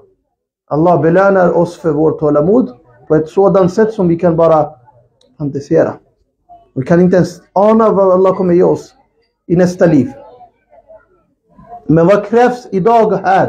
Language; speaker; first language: Swedish; non-native, local second language; Urdu